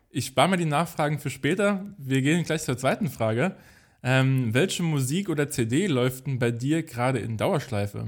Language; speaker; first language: German; native; German